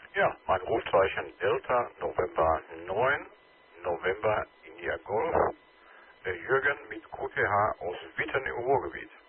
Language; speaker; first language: German; native; German